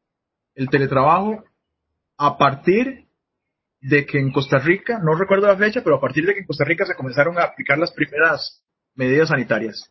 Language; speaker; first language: Spanish; native; Spanish